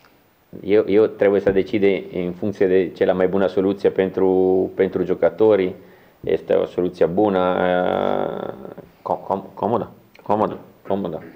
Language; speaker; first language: Romanian; non-native, learner; Italian